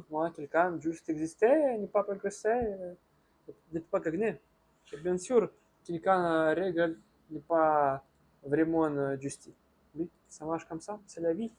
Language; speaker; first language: French; non-native, learner; Russian